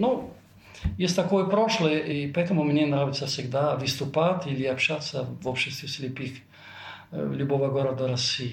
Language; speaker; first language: Russian; non-native, fluent; Italian